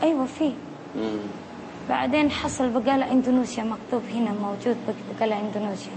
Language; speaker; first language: Arabic; non-native, learner; Indonesian